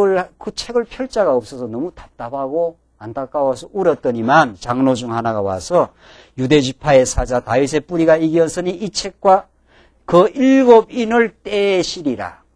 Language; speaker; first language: Korean; native; Korean